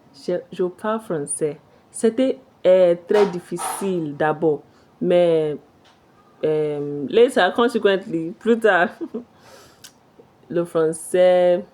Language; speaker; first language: French; non-native, fluent; Igbo